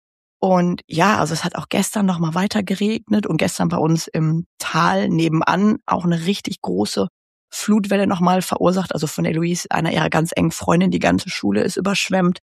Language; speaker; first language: German; native; German